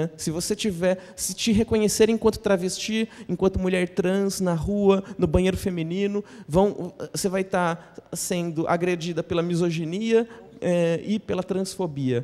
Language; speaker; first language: Portuguese; native; Portuguese